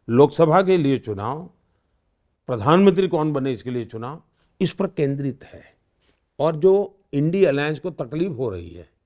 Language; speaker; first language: Hindi; non-native, local second language; Gujarati